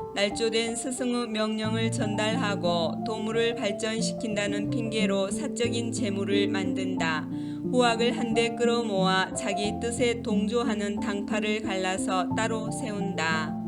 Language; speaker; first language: Korean; native; Korean